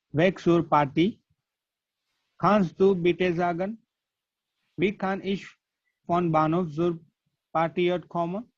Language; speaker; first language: German; non-native, learner; Gujarati